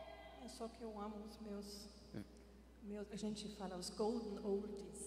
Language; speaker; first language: Portuguese; non-native, fluent; German